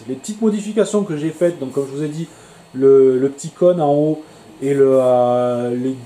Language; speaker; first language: French; native; French